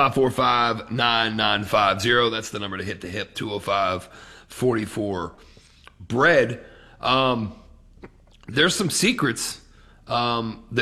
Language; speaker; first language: English; native; English